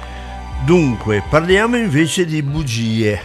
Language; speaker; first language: Italian; native; Italian